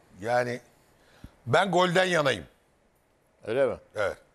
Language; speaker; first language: Turkish; native; Turkish